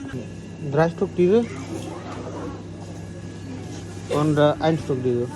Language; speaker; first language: German; non-native, learner; Urdu